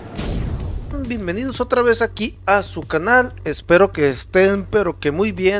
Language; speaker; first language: Spanish; native; Spanish